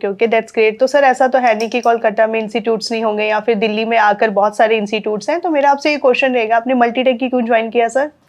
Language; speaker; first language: Hindi; native; Hindi